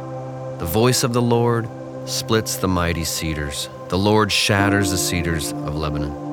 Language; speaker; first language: English; native; English